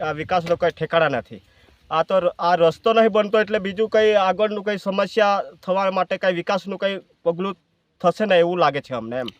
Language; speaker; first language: Gujarati; non-native, local second language; Vasavi